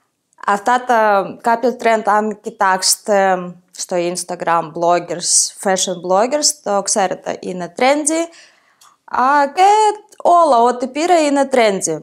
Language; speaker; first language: Greek; non-native, fluent; Ukrainian